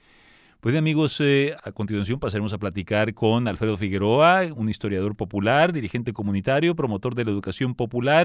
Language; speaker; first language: Spanish; native; Spanish